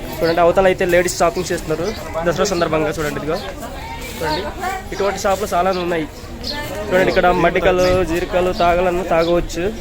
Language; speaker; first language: Telugu; non-native, local second language; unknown